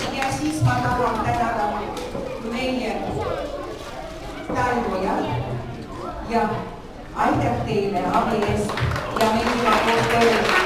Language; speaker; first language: Estonian; non-native, local second language; Russian